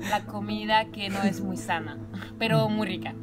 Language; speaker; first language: Spanish; non-native, fluent; French